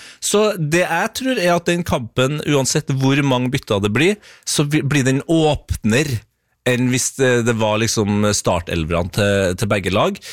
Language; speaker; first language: Norwegian; native; Norwegian